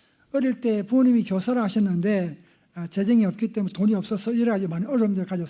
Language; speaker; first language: Korean; native; Korean